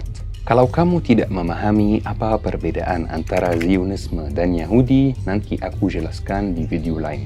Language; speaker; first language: Indonesian; non-native, fluent; Arabic